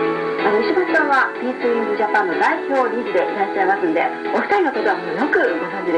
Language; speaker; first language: Japanese; native; Japanese